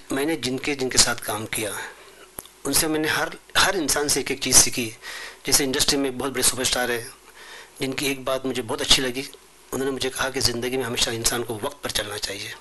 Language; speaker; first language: Hindi; non-native, local second language; Marathi